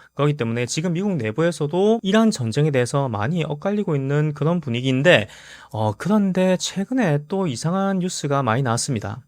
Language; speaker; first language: Korean; native; Korean